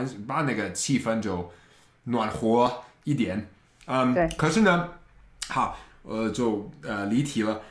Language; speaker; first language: Chinese; non-native, fluent; English